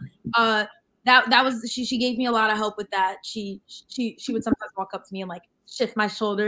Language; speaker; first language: English; native; English